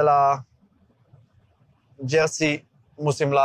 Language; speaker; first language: Indonesian; non-native, learner; Dutch